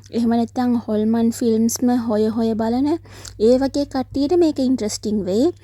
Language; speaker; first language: Sinhala; non-native, local second language; Tamil